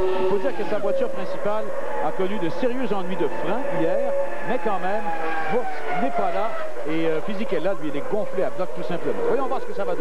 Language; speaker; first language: French; native; French